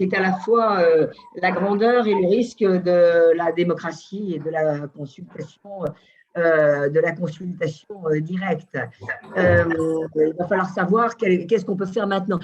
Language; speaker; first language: French; native; French